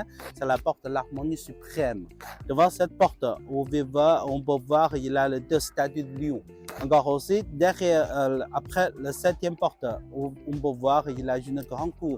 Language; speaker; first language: French; non-native, learner; Chinese